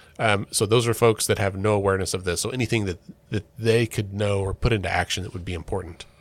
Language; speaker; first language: English; native; English